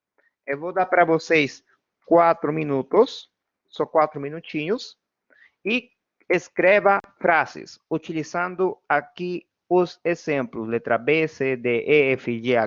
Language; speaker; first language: Portuguese; non-native, fluent; Spanish